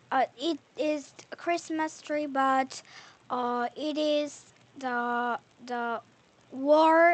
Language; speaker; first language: English; non-native, learner; Korean